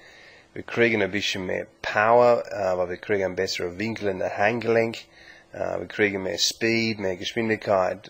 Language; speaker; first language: German; non-native, learner; English